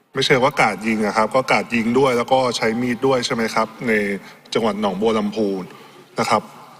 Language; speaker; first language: Thai; native; Thai